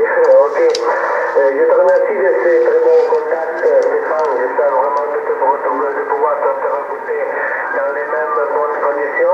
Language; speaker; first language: French; non-native, fluent; Italian